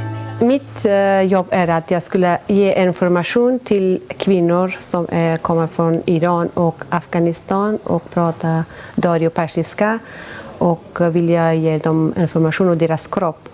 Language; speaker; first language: Swedish; non-native, fluent; Persian